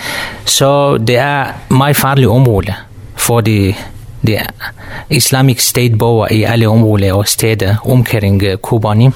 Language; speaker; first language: Danish; non-native, learner; Kurdish